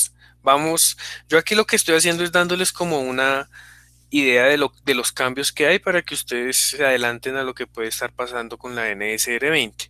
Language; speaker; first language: Spanish; native; Spanish